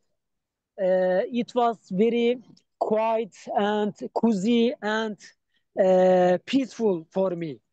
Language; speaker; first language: English; non-native, learner; Turkish